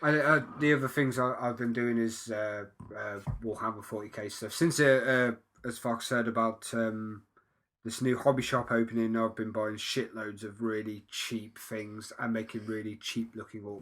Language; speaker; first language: English; native; English